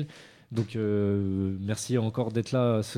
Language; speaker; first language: French; native; French